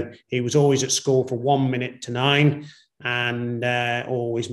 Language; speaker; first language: English; native; English